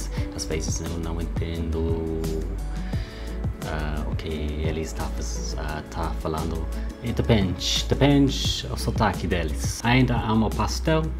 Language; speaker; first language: Portuguese; non-native, learner; English